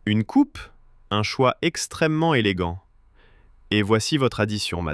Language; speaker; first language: French; native; French